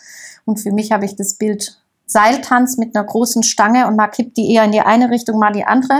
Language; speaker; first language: German; native; German